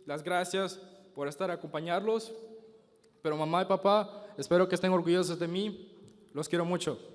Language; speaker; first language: Spanish; early bilingual, other home language; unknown